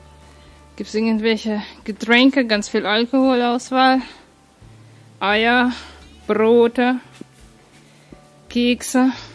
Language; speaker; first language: German; non-native, fluent; Russian